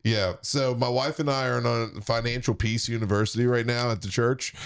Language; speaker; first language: English; native; English